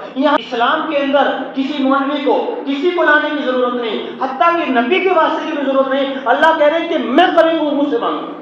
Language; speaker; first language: Urdu; native; Urdu